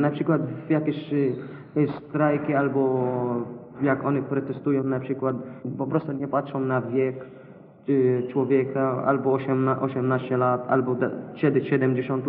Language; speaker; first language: Polish; non-native, learner; Arabic